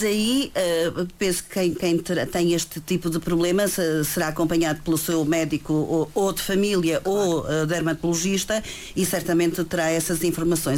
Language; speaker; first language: Portuguese; native; Portuguese